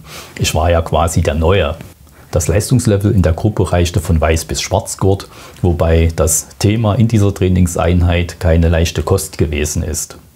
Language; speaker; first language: German; native; German